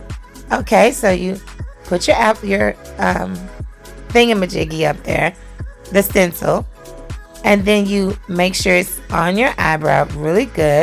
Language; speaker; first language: English; native; English